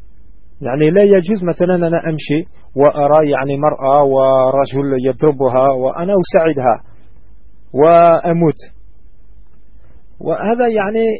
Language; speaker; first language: Arabic; non-native, learner; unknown